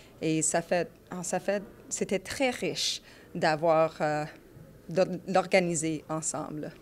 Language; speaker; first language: French; non-native, learner; English